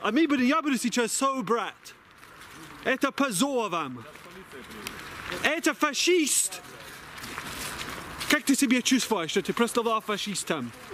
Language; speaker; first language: Russian; non-native, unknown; English